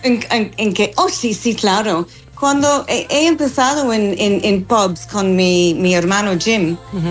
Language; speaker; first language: Spanish; non-native, fluent; English